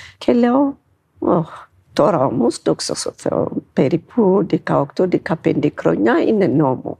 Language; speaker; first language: Greek; non-native, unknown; Amharic